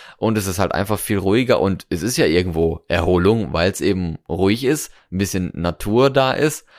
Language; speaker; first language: German; native; German